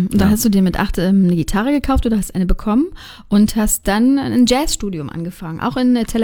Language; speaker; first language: German; native; German